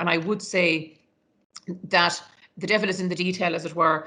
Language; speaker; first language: English; native; English